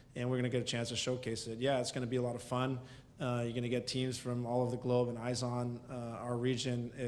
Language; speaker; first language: English; native; English